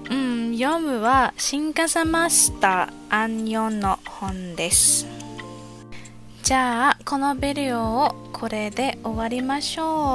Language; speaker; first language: Japanese; non-native, learner; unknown